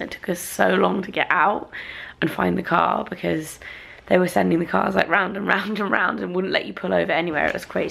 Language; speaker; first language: English; native; English